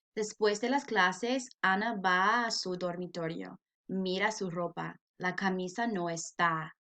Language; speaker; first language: Spanish; non-native, fluent; English